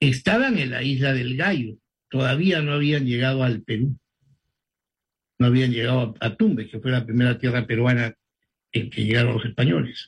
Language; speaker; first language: Spanish; native; Spanish